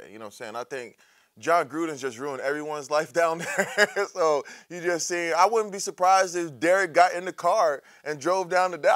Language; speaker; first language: English; native; English